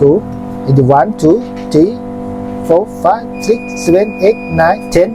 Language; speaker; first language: English; non-native, learner; Thai